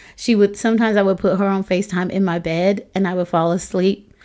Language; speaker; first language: English; native; English